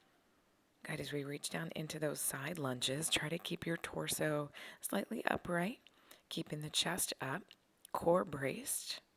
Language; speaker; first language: English; native; English